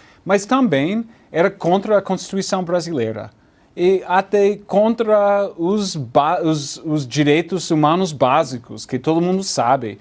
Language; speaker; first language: Portuguese; non-native, learner; English